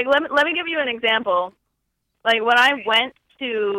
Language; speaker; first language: English; native; English